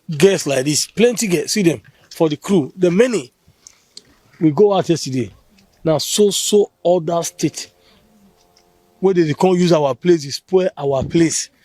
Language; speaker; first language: Nigerian Pidgin; non-native, local second language; Bini